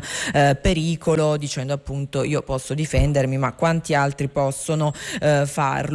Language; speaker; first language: Italian; native; Italian